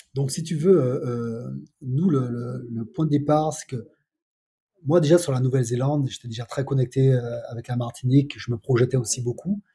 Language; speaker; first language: French; native; French